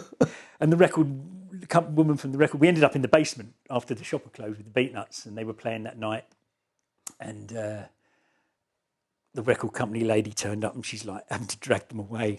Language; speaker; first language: English; native; English